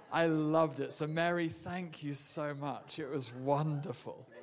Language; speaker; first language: English; native; English